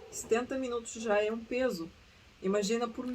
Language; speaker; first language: Portuguese; early bilingual, other home language; Russian